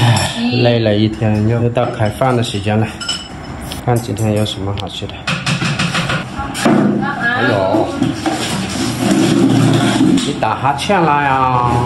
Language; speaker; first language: Chinese; native; Chinese